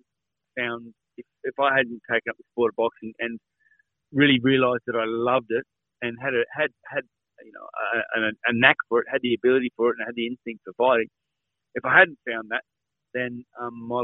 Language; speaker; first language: English; native; English